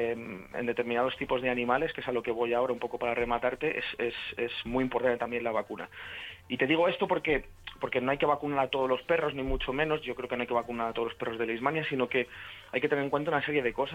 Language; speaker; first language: Spanish; native; Spanish